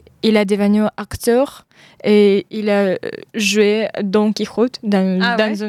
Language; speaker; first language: French; non-native, learner; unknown